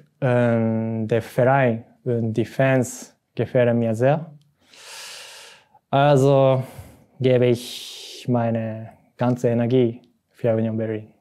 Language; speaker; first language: German; non-native, learner; Japanese